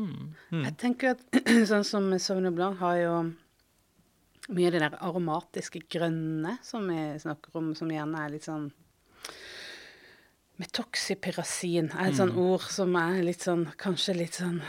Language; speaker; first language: Norwegian; native; Norwegian